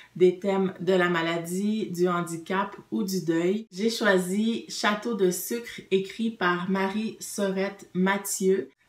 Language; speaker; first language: French; native; French